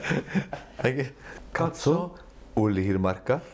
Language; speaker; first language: Finnish; non-native, learner; Norwegian